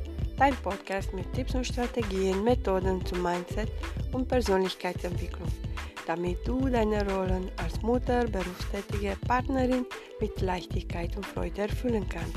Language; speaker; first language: German; non-native, fluent; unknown